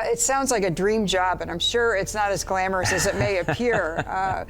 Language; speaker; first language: English; native; English